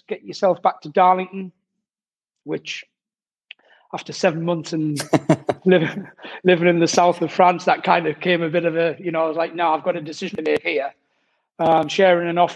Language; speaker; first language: English; native; English